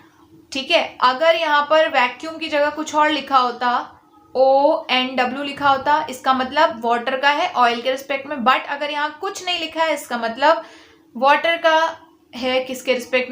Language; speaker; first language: Hindi; native; Hindi